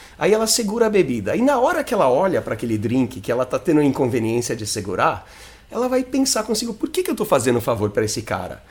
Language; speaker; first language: Portuguese; non-native, fluent; English